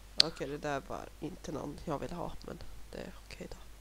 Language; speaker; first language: Swedish; native; Swedish